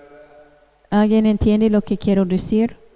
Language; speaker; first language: Spanish; non-native, fluent; English